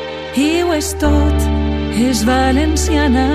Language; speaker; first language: Catalan; non-native, local second language; Spanish